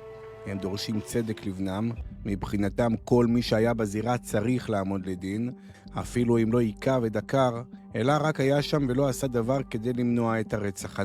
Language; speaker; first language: Hebrew; native; Hebrew